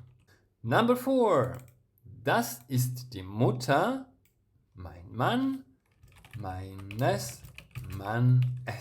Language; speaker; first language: German; non-native, fluent; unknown